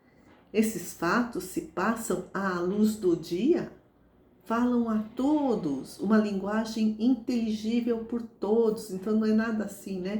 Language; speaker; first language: Portuguese; native; Portuguese